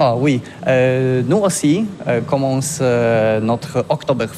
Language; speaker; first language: French; non-native, learner; Polish